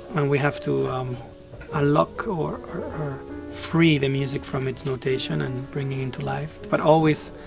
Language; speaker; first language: English; non-native, fluent; Spanish